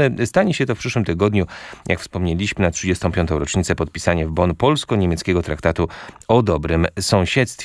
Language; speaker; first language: Polish; native; Polish